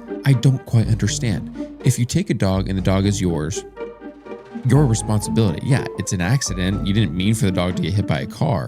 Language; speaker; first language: English; native; English